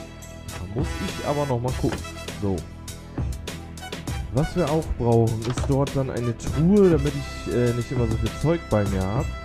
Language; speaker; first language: German; native; German